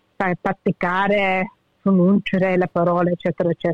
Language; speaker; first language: Italian; early bilingual, heritage; English